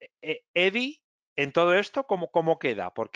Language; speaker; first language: Spanish; native; Spanish